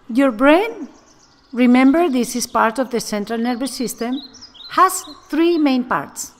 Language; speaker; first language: English; non-native, fluent; Spanish